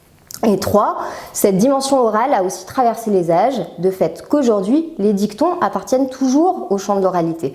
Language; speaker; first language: French; native; French